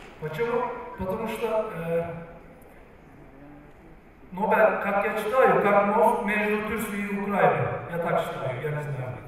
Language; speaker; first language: Russian; non-native, learner; Turkish